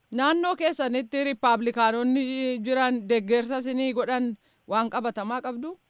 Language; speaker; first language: Oromo; native; Oromo